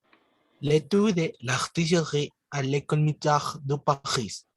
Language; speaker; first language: French; non-native, learner; Spanish